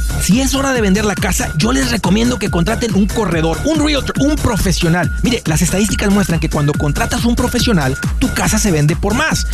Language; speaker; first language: Spanish; native; Spanish